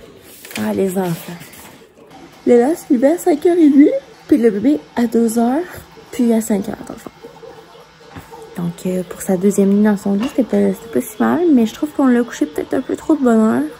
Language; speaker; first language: French; native; French